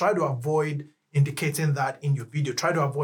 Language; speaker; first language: English; non-native, local second language; Yoruba